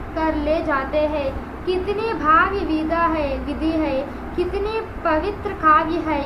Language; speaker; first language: Hindi; non-native, local second language; Telugu